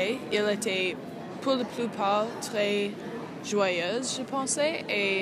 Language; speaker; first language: French; non-native, learner; English